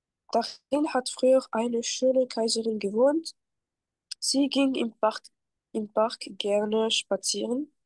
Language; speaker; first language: German; non-native, fluent; French